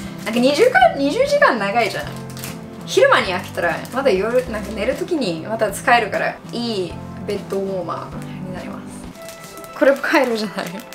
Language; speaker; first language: Japanese; non-native, fluent; English